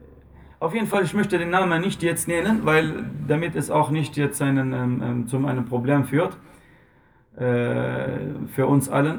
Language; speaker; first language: German; non-native, fluent; Arabic